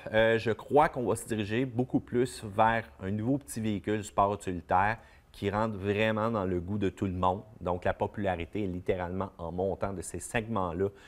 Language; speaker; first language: French; native; French